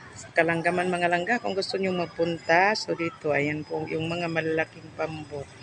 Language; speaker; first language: Filipino; non-native, local second language; Cebuano